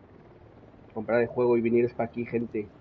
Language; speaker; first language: Spanish; native; Spanish